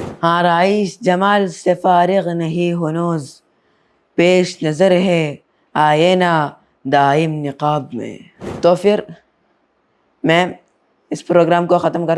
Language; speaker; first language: Hindi; non-native, learner; Malayalam